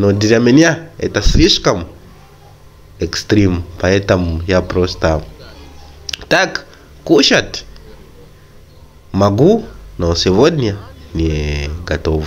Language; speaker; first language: Russian; non-native, fluent; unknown